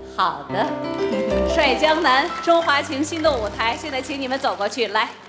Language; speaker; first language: Chinese; native; Chinese